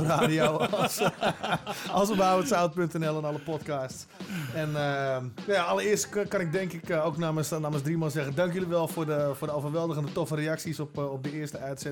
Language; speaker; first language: Dutch; native; Dutch